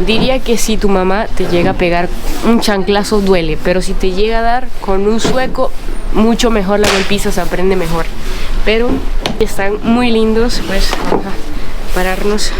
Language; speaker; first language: Spanish; native; Spanish